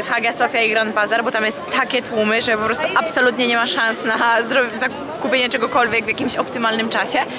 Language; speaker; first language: Polish; native; Polish